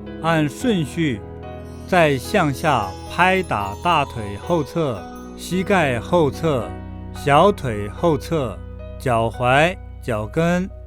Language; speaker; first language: Chinese; native; Chinese